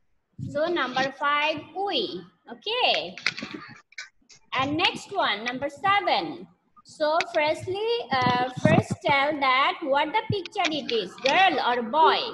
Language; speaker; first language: English; non-native, learner; Bangla